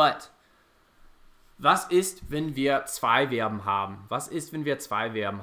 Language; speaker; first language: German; non-native, fluent; English